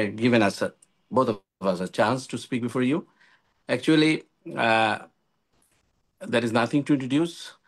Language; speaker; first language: English; non-native, local second language; Bangla